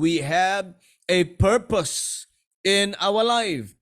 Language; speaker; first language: English; non-native, local second language; Malay